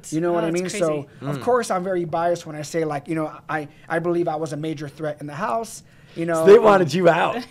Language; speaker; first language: English; native; English